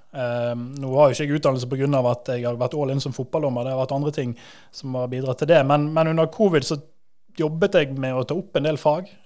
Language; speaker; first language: Norwegian; native; Norwegian